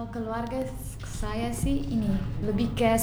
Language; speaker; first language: Indonesian; non-native, fluent; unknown